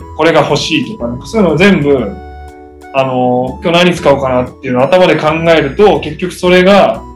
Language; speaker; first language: Japanese; native; Japanese